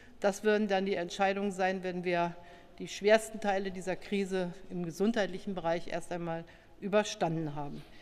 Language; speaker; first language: German; native; German